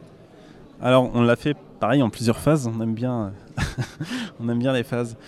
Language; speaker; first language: French; native; French